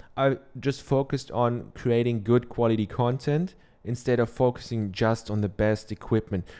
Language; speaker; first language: English; non-native, fluent; German